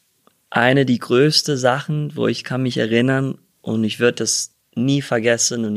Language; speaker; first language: German; early bilingual, heritage; German